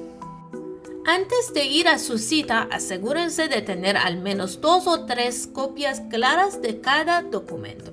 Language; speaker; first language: Spanish; non-native, fluent; Persian